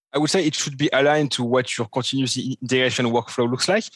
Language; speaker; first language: English; non-native, fluent; French